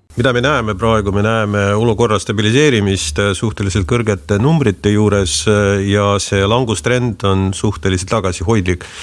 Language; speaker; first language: Estonian; non-native, local second language; Russian